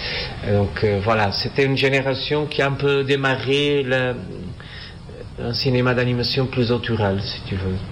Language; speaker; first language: French; non-native, fluent; Portuguese